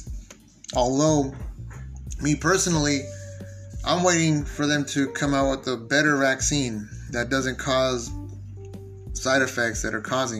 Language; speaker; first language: English; native; English